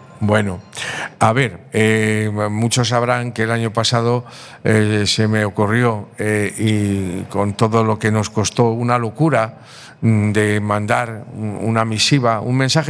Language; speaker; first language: Spanish; native; Spanish